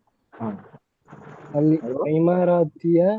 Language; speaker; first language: Arabic; non-native, learner; Tamil